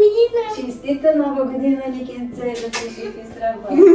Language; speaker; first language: Bulgarian; native; Bulgarian